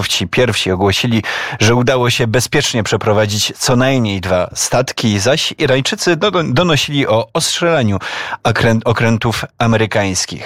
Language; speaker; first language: Polish; native; Polish